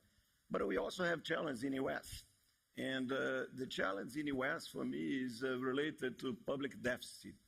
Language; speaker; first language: English; non-native, fluent; Portuguese